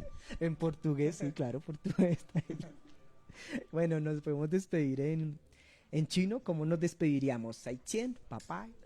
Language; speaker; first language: Spanish; native; Spanish